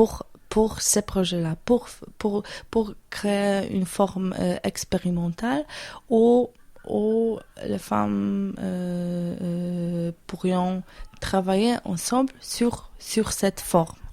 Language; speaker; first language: French; non-native, learner; Polish